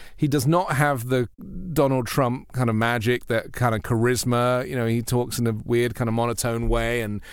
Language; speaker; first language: English; native; English